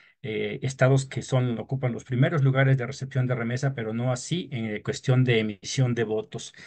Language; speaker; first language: Spanish; native; Spanish